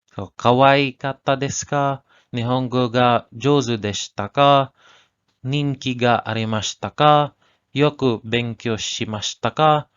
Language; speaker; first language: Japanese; non-native, learner; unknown